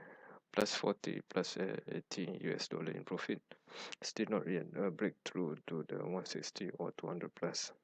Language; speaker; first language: English; non-native, fluent; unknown